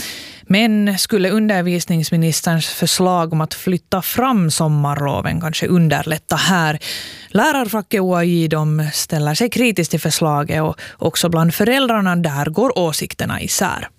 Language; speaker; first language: Swedish; native; Swedish